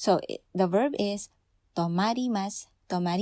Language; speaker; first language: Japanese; non-native, fluent; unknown